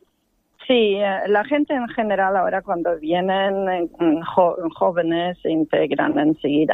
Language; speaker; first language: Spanish; non-native, fluent; Norwegian